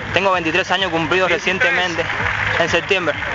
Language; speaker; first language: Spanish; native; Spanish